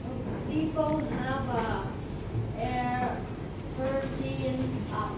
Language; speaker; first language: English; non-native, learner; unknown